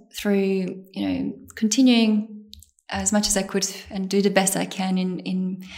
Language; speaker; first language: English; early bilingual, other home language; Bosnian